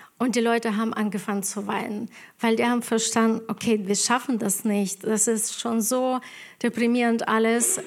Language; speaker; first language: German; non-native, fluent; Ukrainian